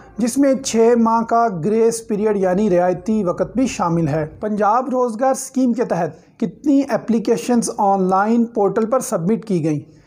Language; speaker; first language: Urdu; native; Urdu